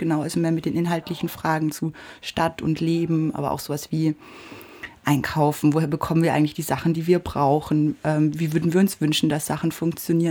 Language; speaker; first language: German; native; German